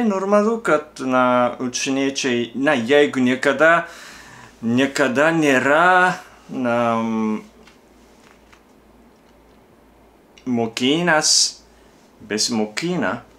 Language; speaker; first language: Lithuanian; non-native, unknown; Japanese